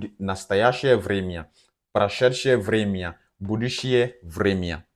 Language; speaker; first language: Russian; non-native, fluent; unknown